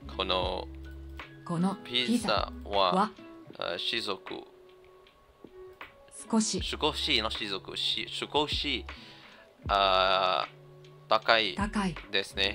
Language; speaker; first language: Japanese; non-native, learner; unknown